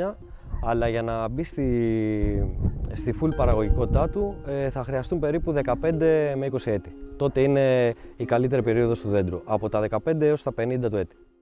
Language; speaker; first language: Greek; native; Greek